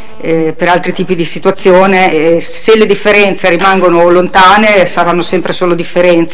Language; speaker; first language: Italian; native; Italian